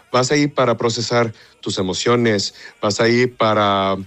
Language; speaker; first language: Spanish; early bilingual, other home language; English